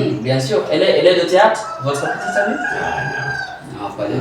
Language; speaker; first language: French; non-native, learner; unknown